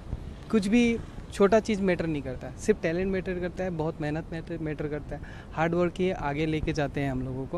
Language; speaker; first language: Hindi; non-native, local second language; Assamese